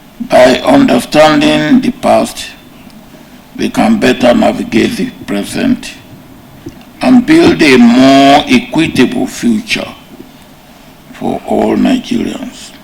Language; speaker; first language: English; non-native, local second language; Yoruba